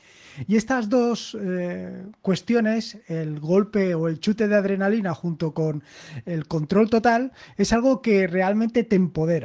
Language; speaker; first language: Spanish; native; Spanish